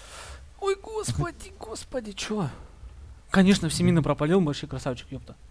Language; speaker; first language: Russian; native; Russian